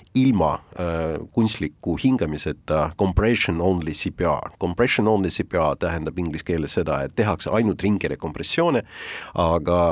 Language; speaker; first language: Estonian; non-native, local second language; Russian